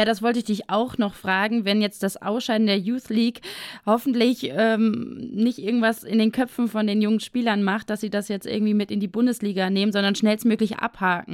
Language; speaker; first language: German; native; German